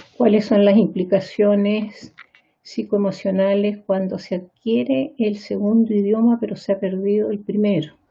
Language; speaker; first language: Spanish; native; Spanish